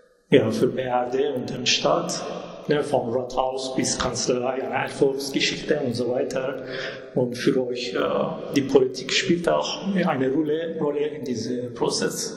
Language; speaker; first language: German; non-native, fluent; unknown